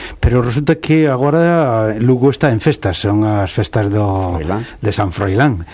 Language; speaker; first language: Galician; non-native, local second language; Spanish